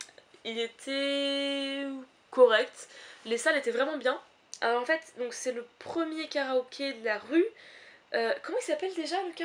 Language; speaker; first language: French; native; French